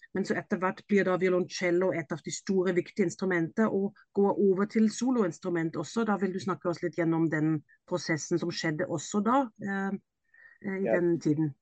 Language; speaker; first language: Norwegian; non-native, fluent; German